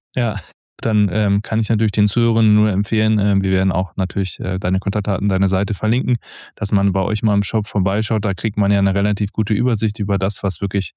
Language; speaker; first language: German; native; German